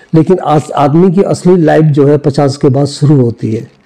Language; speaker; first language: Hindi; native; Hindi